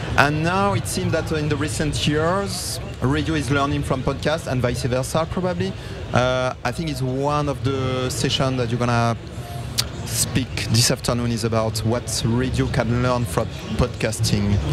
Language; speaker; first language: English; non-native, fluent; French